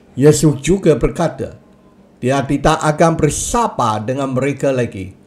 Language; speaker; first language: Malay; non-native, local second language; Chinese